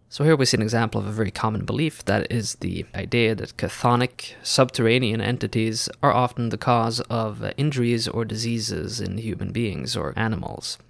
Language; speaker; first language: English; non-native, fluent; Norwegian